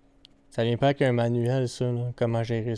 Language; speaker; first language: French; native; French